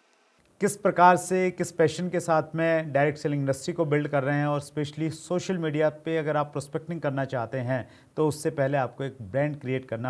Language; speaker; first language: Hindi; native; Hindi